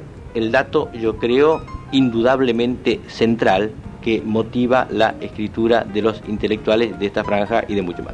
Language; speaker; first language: Spanish; native; Spanish